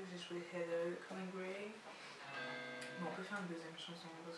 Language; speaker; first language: French; native; French